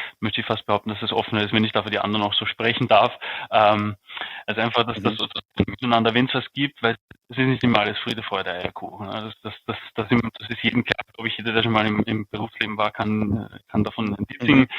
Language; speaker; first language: German; native; German